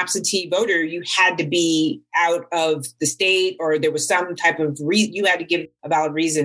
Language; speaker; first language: English; native; English